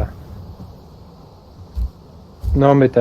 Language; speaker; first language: French; native; French